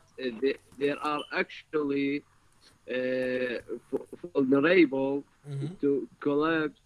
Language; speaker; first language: English; non-native, learner; Arabic